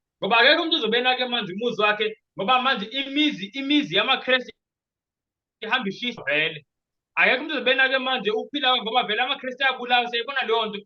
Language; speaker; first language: Zulu; native; Zulu